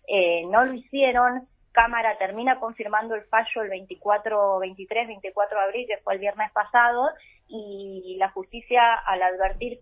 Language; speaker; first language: Spanish; native; Spanish